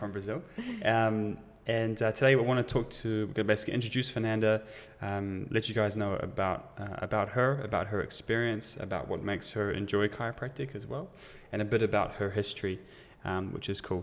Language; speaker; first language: English; native; English